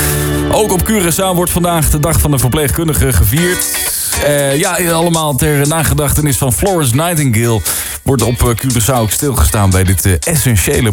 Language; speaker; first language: Dutch; native; Dutch